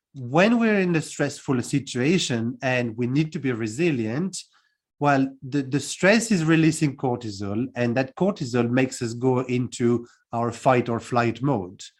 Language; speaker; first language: English; non-native, fluent; French